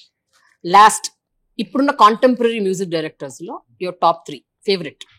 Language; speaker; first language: Telugu; native; Telugu